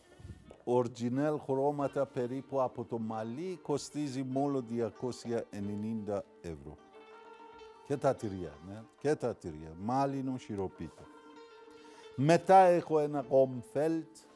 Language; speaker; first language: Greek; non-native, learner; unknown